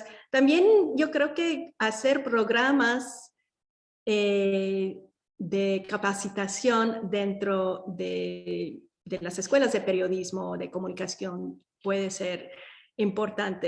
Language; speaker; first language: Spanish; early bilingual, heritage; Spanish